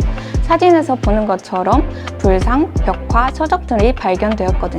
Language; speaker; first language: Korean; non-native, fluent; Chinese